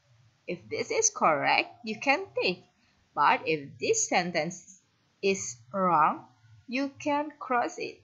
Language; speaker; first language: English; non-native, fluent; Indonesian